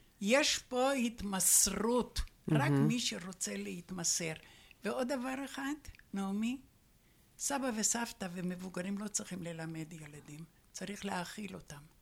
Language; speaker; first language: Hebrew; non-native, fluent; Romanian